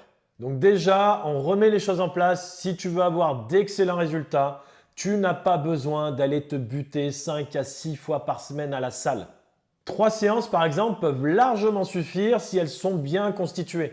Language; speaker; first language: French; native; French